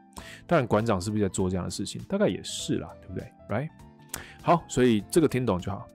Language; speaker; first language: Chinese; native; Chinese